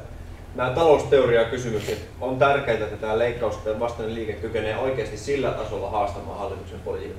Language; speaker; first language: Finnish; native; Finnish